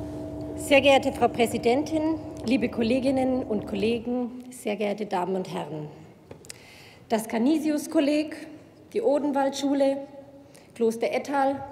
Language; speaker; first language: German; native; German